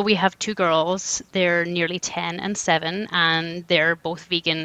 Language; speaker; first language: English; native; English